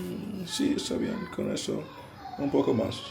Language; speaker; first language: Spanish; non-native, learner; English